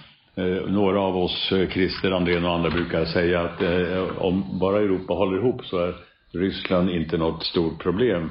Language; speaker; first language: Swedish; native; Swedish